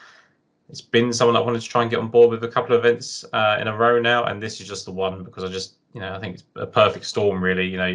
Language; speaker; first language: English; native; English